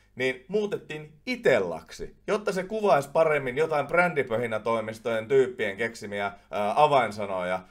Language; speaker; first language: Finnish; native; Finnish